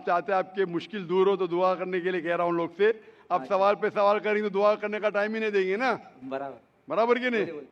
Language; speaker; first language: Hindi; native; Hindi